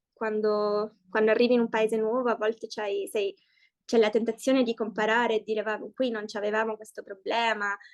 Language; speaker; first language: Italian; early bilingual, heritage; Italian